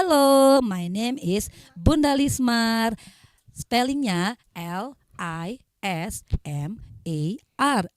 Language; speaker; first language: English; non-native, learner; Indonesian